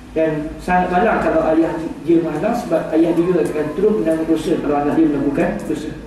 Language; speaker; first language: Malay; native; Malay